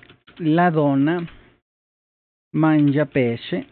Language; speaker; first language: Italian; non-native, learner; Spanish